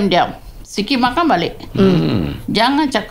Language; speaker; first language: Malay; non-native, local second language; Tamil